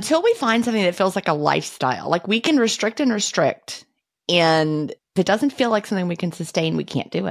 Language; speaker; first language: English; native; English